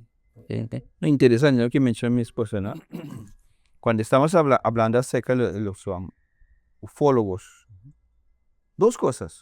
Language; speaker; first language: Spanish; non-native, learner; English